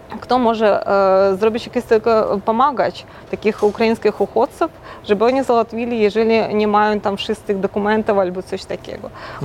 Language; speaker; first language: Polish; non-native, local second language; Ukrainian